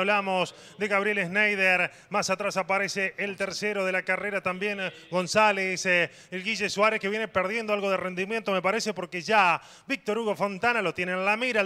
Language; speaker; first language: Spanish; native; Spanish